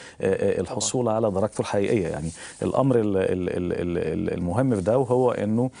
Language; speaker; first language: Arabic; native; Arabic